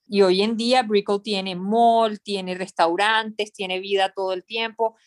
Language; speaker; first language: Spanish; native; Spanish